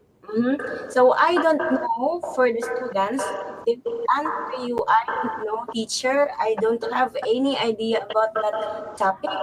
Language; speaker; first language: English; non-native, fluent; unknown